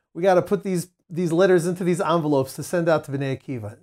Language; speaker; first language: English; native; English